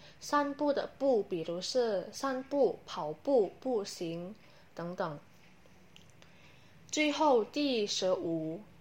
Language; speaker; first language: Chinese; non-native, learner; Indonesian